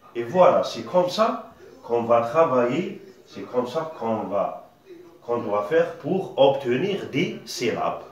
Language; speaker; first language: French; non-native, local second language; Arabic